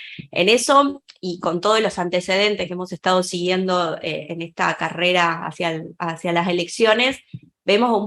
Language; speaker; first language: Spanish; native; Spanish